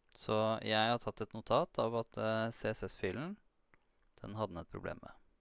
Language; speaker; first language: Norwegian; native; Norwegian